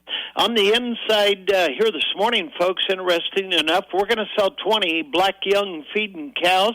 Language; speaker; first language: English; native; English